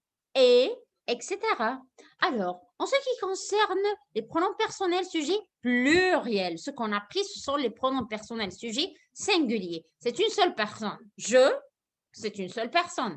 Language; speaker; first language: French; non-native, fluent; Arabic